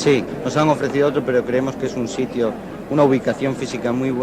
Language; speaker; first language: Spanish; native; Spanish